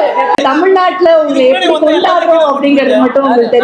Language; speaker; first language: Tamil; native; Tamil